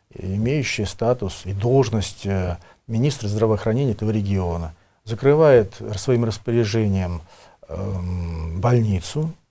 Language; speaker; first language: Russian; native; Russian